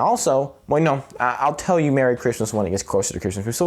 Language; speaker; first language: English; native; English